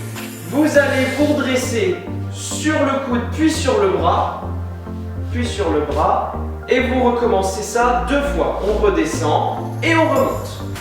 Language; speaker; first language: French; native; French